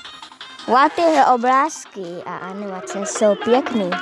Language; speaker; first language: Czech; non-native, learner; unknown